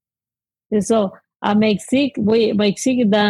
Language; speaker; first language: French; non-native, fluent; Spanish